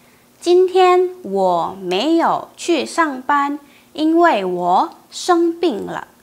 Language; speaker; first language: Chinese; non-native, fluent; Indonesian